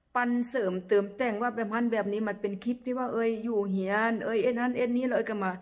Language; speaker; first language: Northeastern Thai; non-native, local second language; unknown